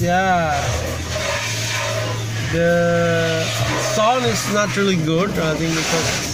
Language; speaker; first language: English; non-native, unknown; Indonesian